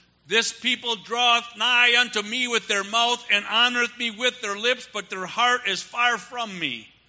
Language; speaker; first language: English; native; English